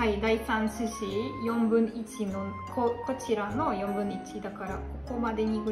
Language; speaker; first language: Japanese; non-native, learner; German